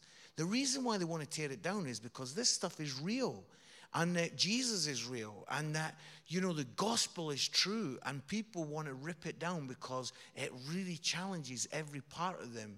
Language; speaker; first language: English; native; English